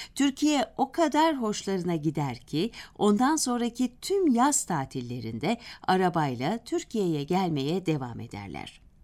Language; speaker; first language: Turkish; native; Turkish